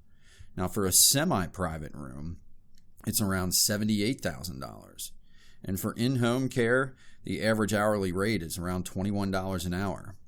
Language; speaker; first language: English; native; English